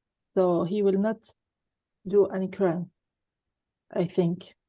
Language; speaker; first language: English; non-native, learner; Arabic